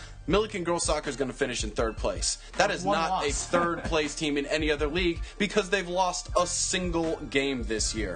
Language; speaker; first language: English; native; English